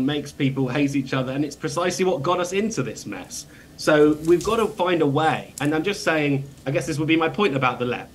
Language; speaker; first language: English; native; English